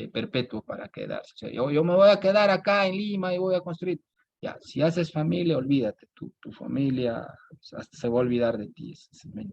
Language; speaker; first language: Spanish; native; Spanish